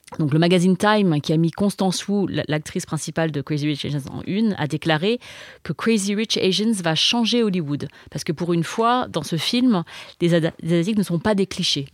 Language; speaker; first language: French; native; French